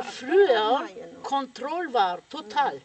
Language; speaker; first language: German; non-native, fluent; Russian